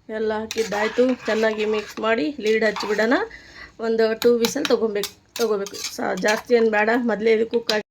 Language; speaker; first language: Kannada; non-native, local second language; Urdu